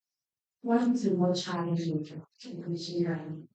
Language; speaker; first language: English; non-native, learner; Thai